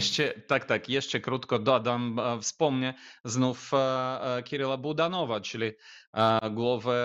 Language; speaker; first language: Polish; non-native, fluent; Ukrainian